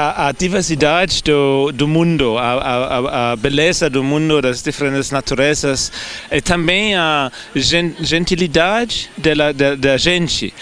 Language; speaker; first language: Portuguese; non-native, fluent; German